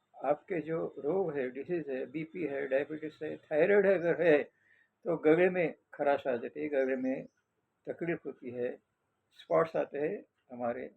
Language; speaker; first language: Hindi; non-native, local second language; Marathi